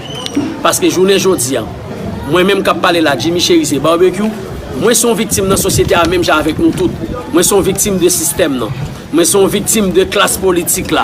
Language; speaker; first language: Haitian Creole; native; Haitian Creole